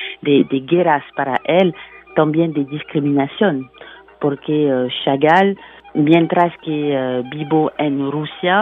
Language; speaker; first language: Spanish; non-native, fluent; French